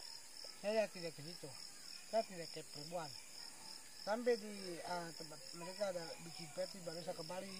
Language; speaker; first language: Indonesian; non-native, local second language; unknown